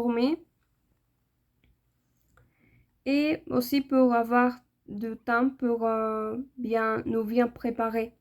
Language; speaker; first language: French; non-native, learner; Spanish